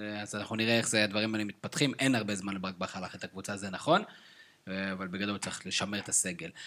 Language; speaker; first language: Hebrew; native; Hebrew